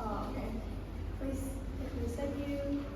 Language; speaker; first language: English; non-native, learner; Indonesian